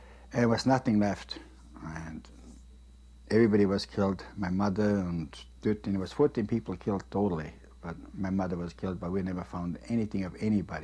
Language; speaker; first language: English; non-native, fluent; German